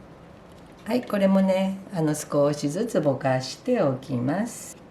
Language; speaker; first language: Japanese; native; Japanese